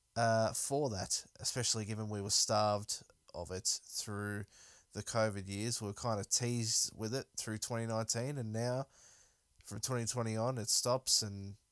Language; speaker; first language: English; native; English